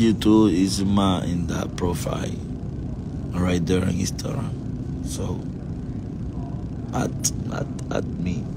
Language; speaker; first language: English; non-native, learner; Spanish